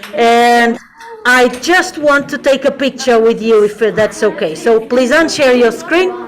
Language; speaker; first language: English; non-native, fluent; Portuguese